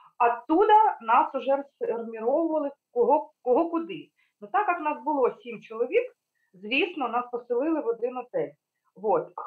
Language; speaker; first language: Ukrainian; non-native, local second language; Russian